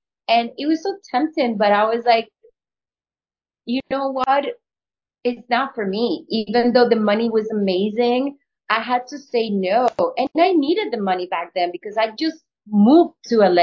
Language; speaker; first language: English; non-native, fluent; Spanish